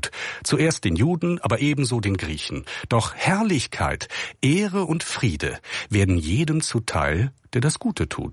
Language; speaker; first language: German; native; German